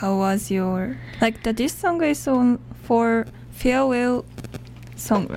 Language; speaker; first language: English; non-native, learner; Japanese